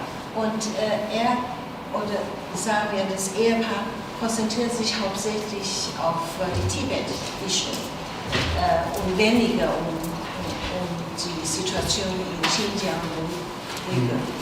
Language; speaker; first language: German; non-native, fluent; Chinese